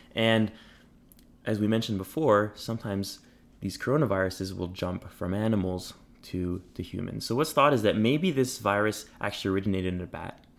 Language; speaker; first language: English; native; English